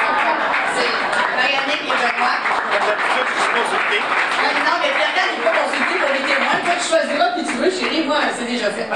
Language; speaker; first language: French; native; French